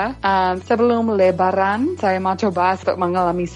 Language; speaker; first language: Indonesian; non-native, fluent; English